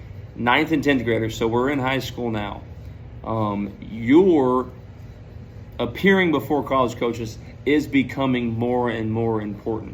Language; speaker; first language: English; native; English